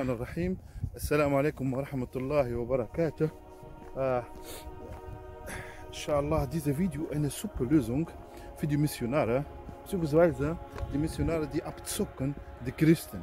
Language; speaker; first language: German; non-native, fluent; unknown